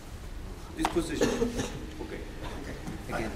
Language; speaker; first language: English; non-native, learner; German